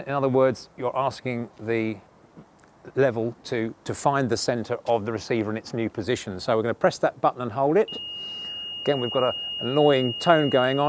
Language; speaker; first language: English; native; English